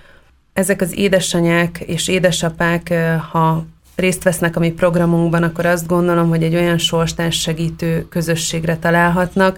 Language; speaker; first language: Hungarian; native; Hungarian